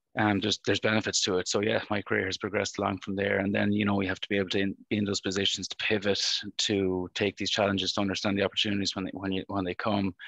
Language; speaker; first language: English; native; English